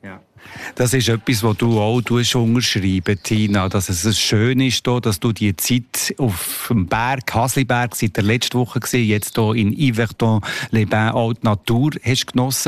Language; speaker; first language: German; native; German